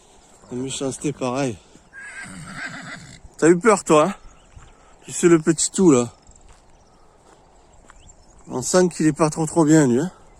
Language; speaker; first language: French; native; French